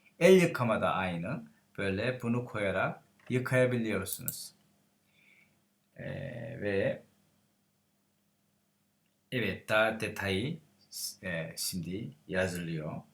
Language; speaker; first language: Turkish; non-native, learner; Korean